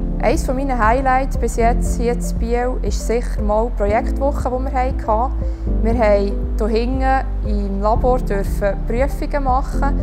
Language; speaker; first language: German; native; German